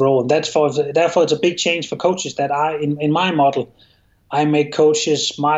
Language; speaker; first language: English; non-native, fluent; Danish